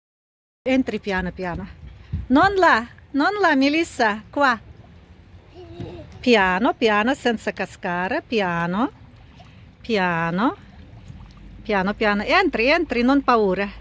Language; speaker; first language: Italian; non-native, learner; Russian